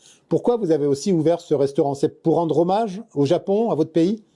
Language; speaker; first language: French; native; French